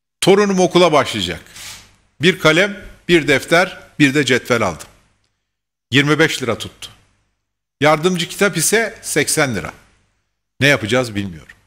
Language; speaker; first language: Turkish; native; Turkish